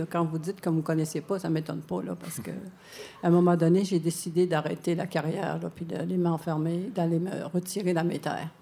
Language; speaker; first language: French; non-native, local second language; Cree